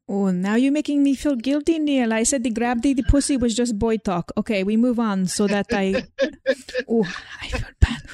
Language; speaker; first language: English; non-native, fluent; Slovenian